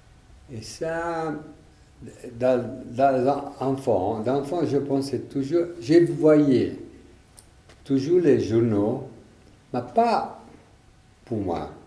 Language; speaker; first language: French; non-native, learner; Italian